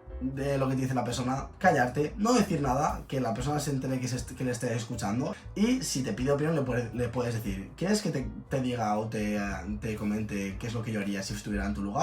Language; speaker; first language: Spanish; native; Spanish